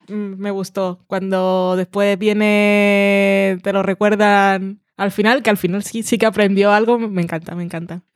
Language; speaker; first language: Spanish; native; Spanish